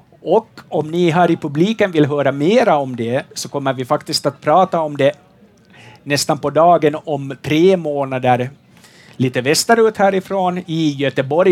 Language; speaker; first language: Swedish; native; Swedish